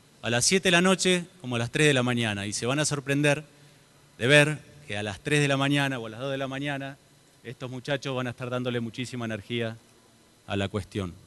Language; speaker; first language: Spanish; native; Spanish